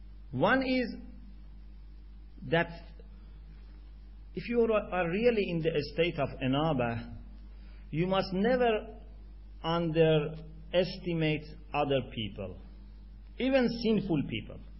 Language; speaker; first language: English; non-native, fluent; Persian